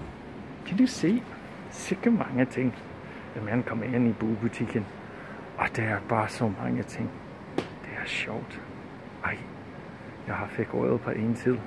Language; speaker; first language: Danish; non-native, fluent; English